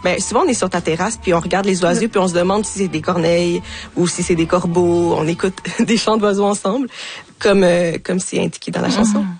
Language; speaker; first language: French; native; French